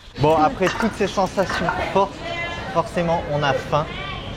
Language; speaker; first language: French; native; French